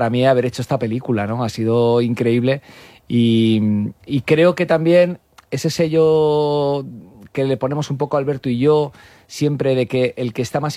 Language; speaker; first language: Spanish; native; Spanish